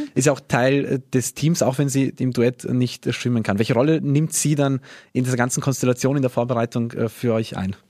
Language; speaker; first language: German; native; German